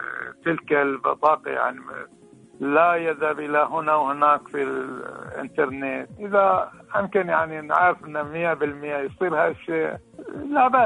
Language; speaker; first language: Arabic; non-native, fluent; Persian